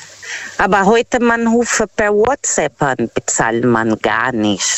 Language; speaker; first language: German; non-native, fluent; Portuguese